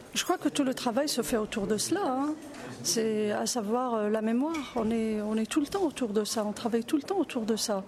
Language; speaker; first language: French; non-native, local second language; Arabic